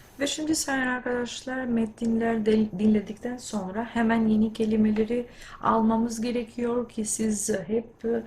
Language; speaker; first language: Turkish; non-native, fluent; Albanian